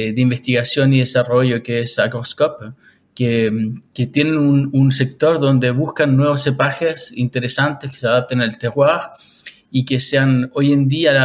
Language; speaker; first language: Spanish; native; Spanish